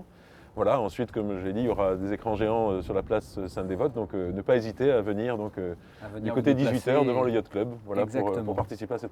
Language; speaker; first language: French; native; French